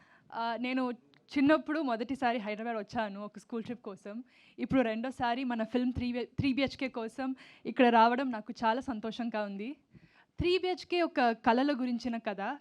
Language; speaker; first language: Telugu; non-native, learner; Tamil